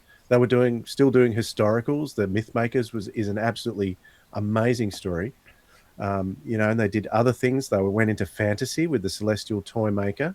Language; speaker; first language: English; native; English